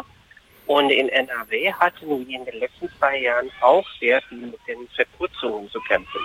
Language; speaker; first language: German; non-native, fluent; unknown